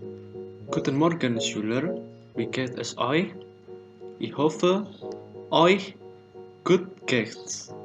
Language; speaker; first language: German; non-native, learner; Indonesian